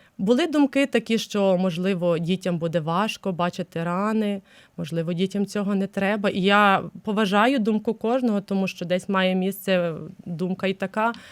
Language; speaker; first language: Ukrainian; native; Ukrainian